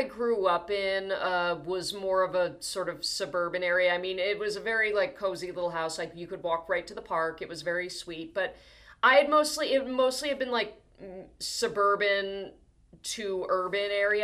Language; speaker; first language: English; native; English